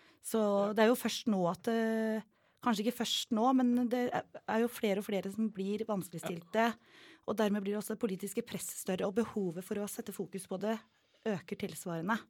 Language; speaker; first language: Norwegian; native; Norwegian